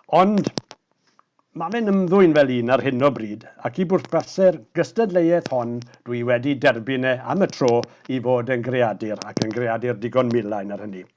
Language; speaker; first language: Welsh; native; Welsh